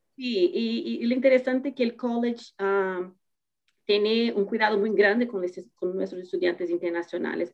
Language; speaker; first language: Spanish; non-native, learner; Portuguese